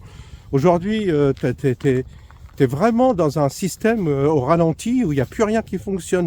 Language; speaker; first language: French; native; French